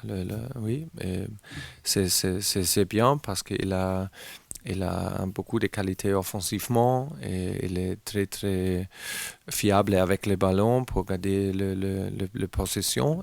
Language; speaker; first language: French; non-native, learner; German